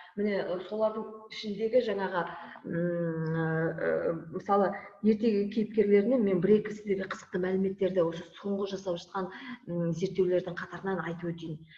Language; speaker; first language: Kazakh; native; Kazakh